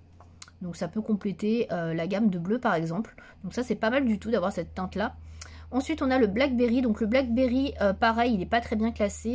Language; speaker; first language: French; native; French